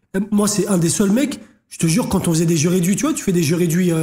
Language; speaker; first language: French; native; French